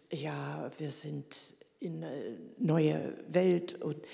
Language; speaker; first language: German; early bilingual, heritage; German